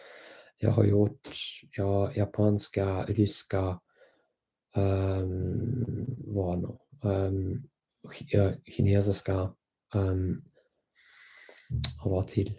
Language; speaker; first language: Swedish; non-native, fluent; English